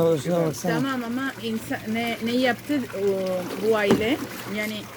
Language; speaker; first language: Turkish; non-native, learner; Spanish